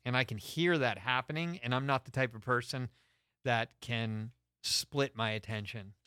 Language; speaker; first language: English; native; English